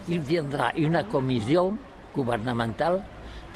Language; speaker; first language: French; non-native, learner; Catalan